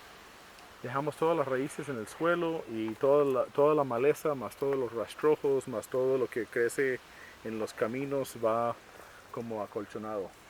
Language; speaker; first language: Spanish; native; Spanish